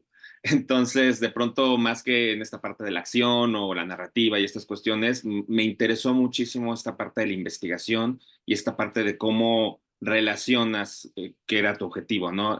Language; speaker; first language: Spanish; native; Spanish